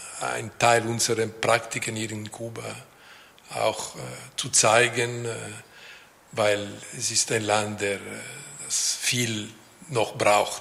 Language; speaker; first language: German; non-native, local second language; Italian